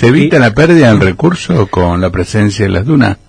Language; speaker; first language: Spanish; native; Spanish